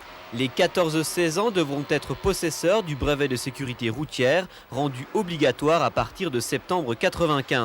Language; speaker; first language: French; native; French